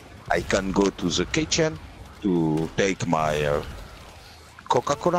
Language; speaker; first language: English; non-native, learner; French